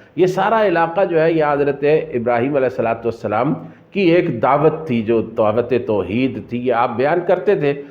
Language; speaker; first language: Urdu; native; Urdu